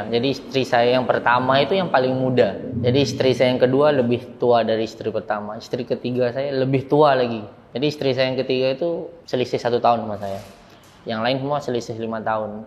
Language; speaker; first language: Indonesian; early bilingual, heritage; Indonesian